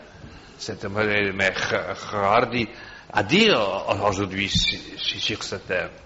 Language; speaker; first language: French; non-native, fluent; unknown